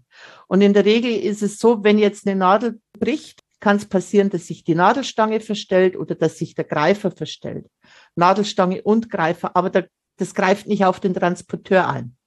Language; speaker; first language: German; native; German